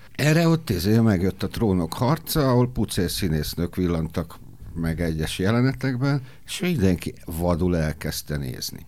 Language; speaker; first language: Hungarian; native; Hungarian